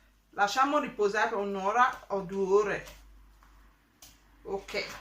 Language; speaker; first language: Italian; non-native, learner; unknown